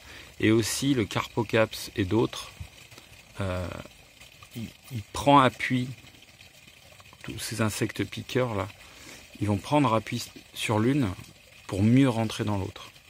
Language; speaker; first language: French; native; French